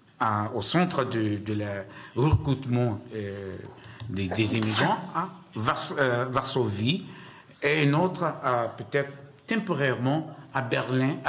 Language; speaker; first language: French; non-native, learner; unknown